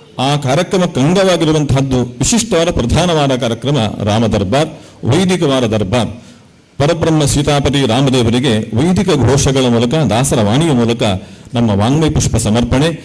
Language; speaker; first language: Kannada; native; Kannada